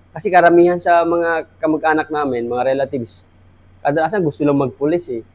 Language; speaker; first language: Filipino; non-native, local second language; Maranao